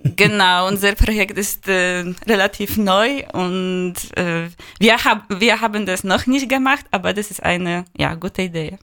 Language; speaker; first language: German; non-native, fluent; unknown